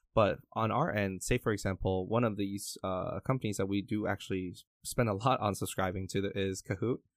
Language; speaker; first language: English; early bilingual, other home language; Chinese